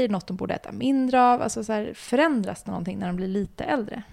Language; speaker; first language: Swedish; native; Swedish